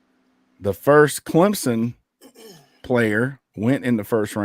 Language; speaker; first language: English; native; English